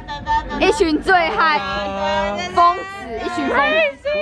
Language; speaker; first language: Chinese; native; Chinese